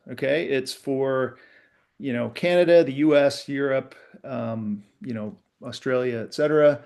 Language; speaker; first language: English; native; English